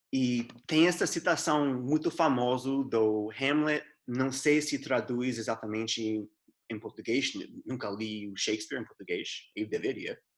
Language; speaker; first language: Portuguese; non-native, fluent; English